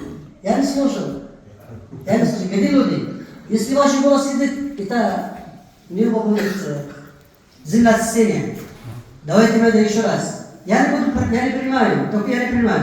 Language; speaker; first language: Russian; non-native, learner; Arabic